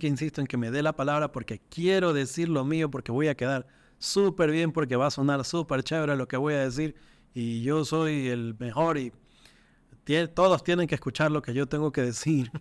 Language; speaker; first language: Spanish; native; Spanish